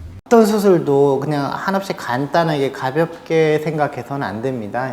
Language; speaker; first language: Korean; native; Korean